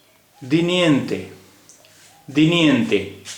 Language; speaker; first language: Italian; non-native, fluent; Hindi